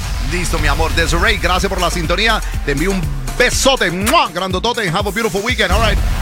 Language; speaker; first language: Spanish; native; Spanish